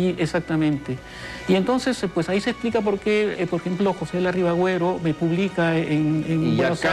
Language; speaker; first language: Spanish; native; Spanish